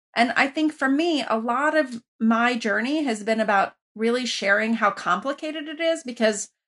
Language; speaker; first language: English; early bilingual, other home language; Persian